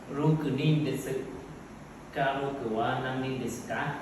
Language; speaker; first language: Japanese; non-native, learner; Vietnamese